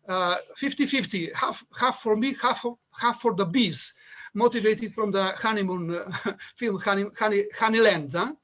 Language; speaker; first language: English; non-native, fluent; Macedonian